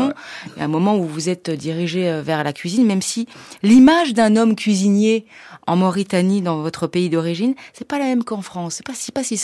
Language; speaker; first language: French; native; French